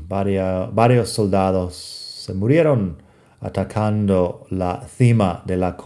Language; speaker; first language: Spanish; non-native, fluent; English